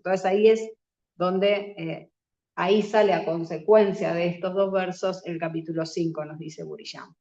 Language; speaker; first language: Spanish; native; Spanish